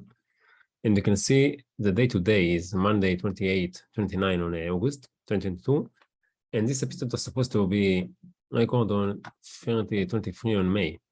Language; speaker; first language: English; non-native, learner; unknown